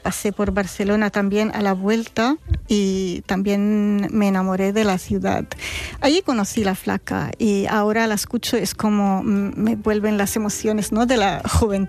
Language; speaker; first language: Spanish; non-native, fluent; Arabic